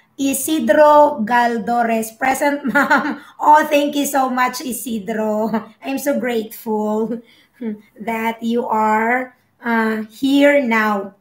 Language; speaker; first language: English; non-native, local second language; Filipino